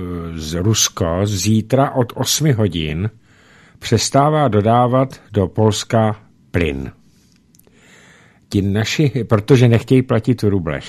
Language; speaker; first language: Czech; native; Czech